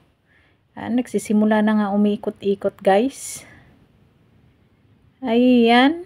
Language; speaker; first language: Filipino; native; Filipino